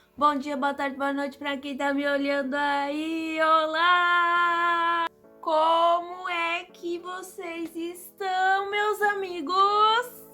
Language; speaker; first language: Portuguese; early bilingual, other home language; Spanish